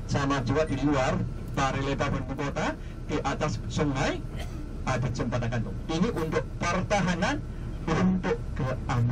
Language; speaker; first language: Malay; non-native, fluent; Chinese